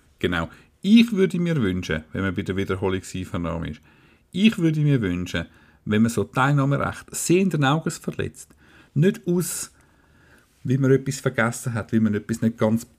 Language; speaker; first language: German; native; German